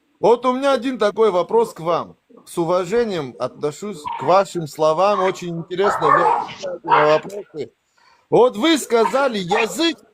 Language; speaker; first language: Russian; non-native, local second language; Abkhazian